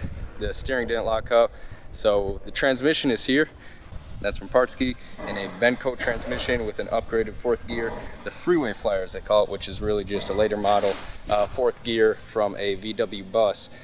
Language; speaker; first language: English; native; English